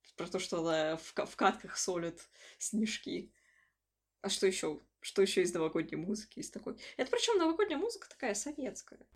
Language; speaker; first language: Russian; native; Russian